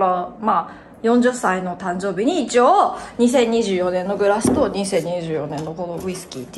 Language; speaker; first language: Japanese; native; Japanese